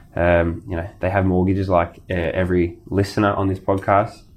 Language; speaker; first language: English; native; English